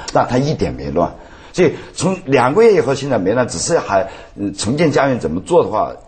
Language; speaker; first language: Chinese; native; Chinese